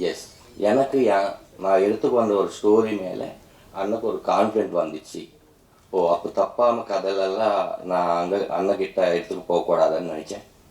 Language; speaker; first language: Tamil; non-native, local second language; Telugu